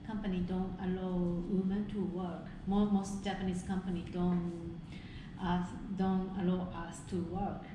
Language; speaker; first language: English; non-native, fluent; Japanese